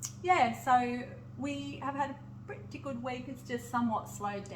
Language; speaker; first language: English; native; English